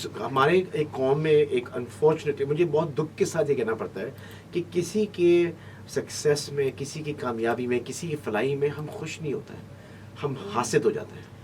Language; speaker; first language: Urdu; early bilingual, heritage; Urdu